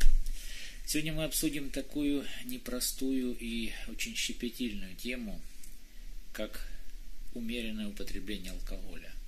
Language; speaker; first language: Russian; native; Russian